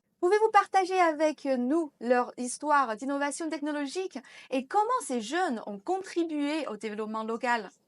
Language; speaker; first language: French; non-native, fluent; Chinese